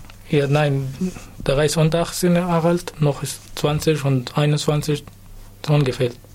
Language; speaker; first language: German; non-native, learner; Persian